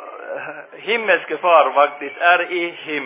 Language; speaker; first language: Swedish; non-native, fluent; Finnish